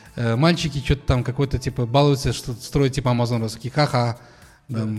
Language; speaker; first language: Russian; native; Russian